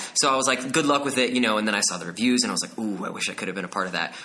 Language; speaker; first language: English; native; English